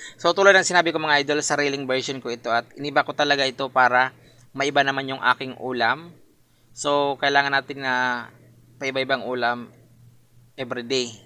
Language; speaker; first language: Filipino; non-native, local second language; Masbatenyo